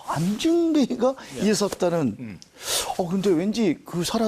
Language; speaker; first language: Korean; native; Korean